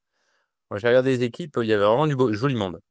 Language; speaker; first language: French; native; French